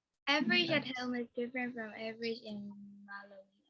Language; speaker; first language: English; non-native, fluent; Burmese